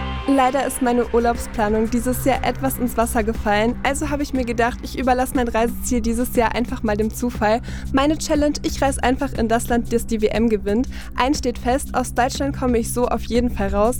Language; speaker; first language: German; native; German